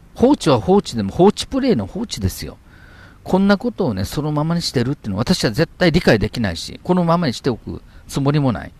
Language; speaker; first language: Japanese; native; Japanese